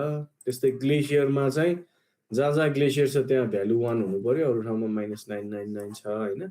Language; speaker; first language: Nepali; native; Nepali